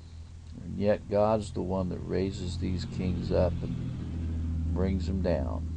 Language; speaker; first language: English; native; English